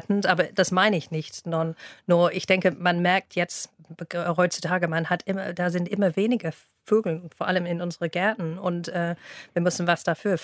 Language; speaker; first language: German; non-native, fluent; English